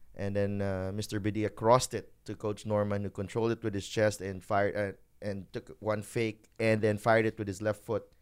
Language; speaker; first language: English; non-native, local second language; Hiligaynon